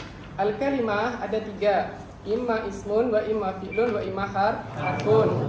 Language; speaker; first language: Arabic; non-native, fluent; Indonesian